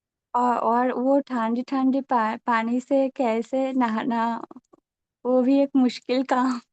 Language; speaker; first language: Hindi; non-native, local second language; Bangla